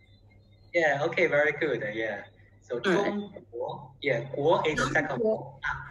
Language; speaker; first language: English; non-native, learner; Chinese